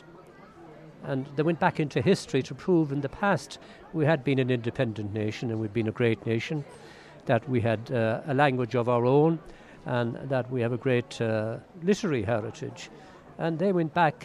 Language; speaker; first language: English; native; English